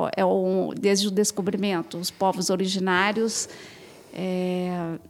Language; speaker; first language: Portuguese; native; Portuguese